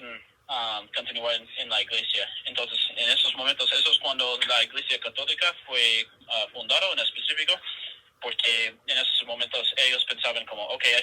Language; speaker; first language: Spanish; non-native, fluent; English